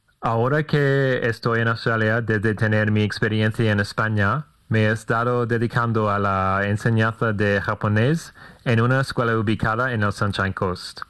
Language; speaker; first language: Spanish; non-native, fluent; English